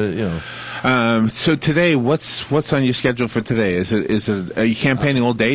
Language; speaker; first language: English; native; English